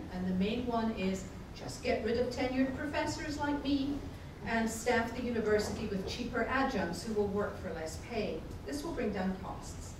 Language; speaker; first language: English; native; English